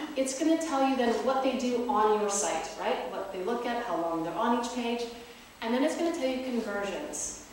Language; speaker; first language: English; native; English